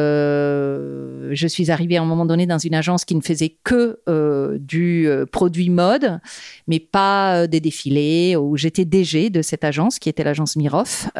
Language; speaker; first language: French; non-native, fluent; Italian